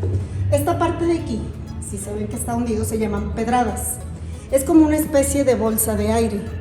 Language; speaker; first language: Spanish; native; Spanish